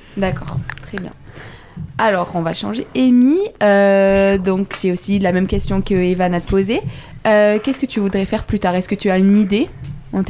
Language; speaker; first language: French; native; French